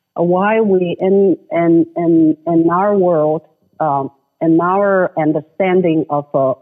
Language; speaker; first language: English; non-native, fluent; Chinese